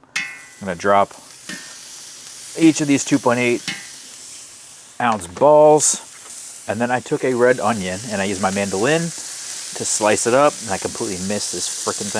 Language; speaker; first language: English; native; English